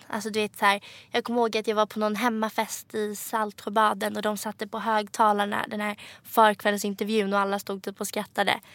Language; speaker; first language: Swedish; native; Swedish